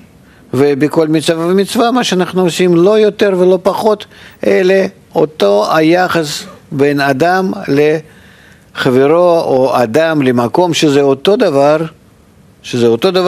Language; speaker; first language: Hebrew; non-native, fluent; Russian